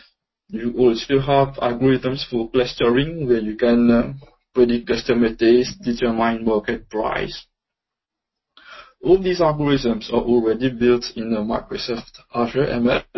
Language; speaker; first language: English; non-native, local second language; Morisyen